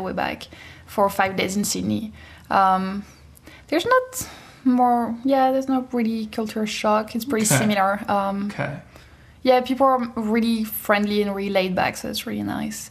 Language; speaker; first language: English; non-native, fluent; French